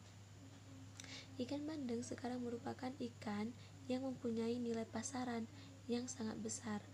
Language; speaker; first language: Indonesian; non-native, local second language; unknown